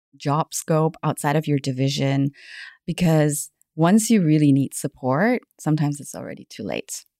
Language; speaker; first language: English; non-native, fluent; German